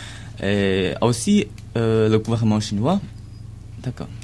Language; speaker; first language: French; non-native, learner; Chinese